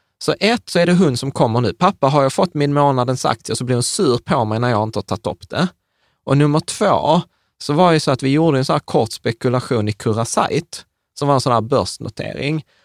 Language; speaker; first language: Swedish; early bilingual, other home language; Czech